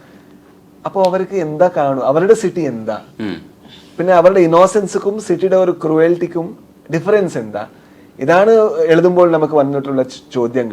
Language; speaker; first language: Malayalam; non-native, local second language; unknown